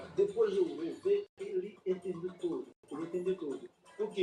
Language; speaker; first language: Portuguese; non-native, learner; Haitian Creole